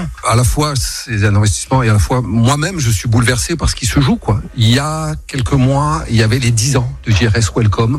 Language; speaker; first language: French; native; French